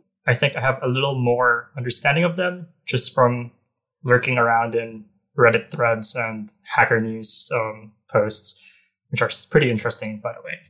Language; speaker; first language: English; non-native, local second language; Filipino